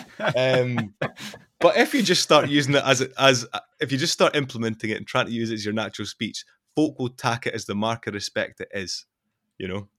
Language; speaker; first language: English; non-native, local second language; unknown